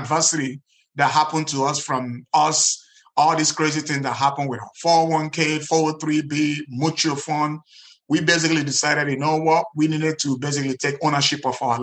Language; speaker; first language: English; non-native, local second language; Igbo